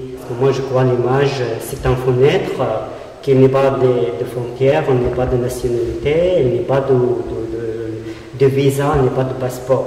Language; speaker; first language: French; non-native, fluent; Arabic